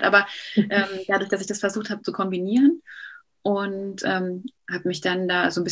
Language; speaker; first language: German; native; German